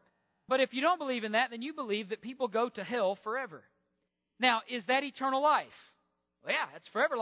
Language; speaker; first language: English; native; English